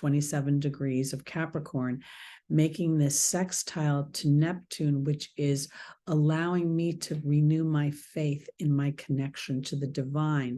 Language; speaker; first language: English; native; English